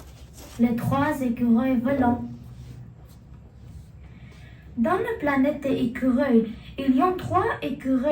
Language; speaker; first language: French; non-native, learner; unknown